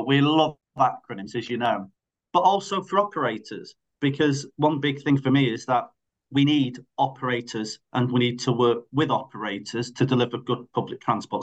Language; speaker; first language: English; native; English